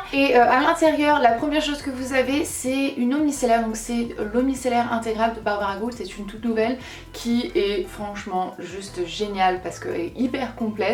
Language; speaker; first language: French; native; French